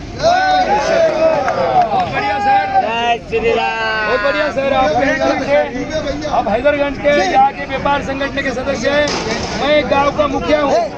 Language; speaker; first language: Hindi; non-native, local second language; Marathi